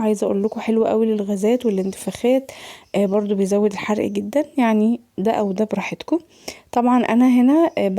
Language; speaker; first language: Arabic; native; Arabic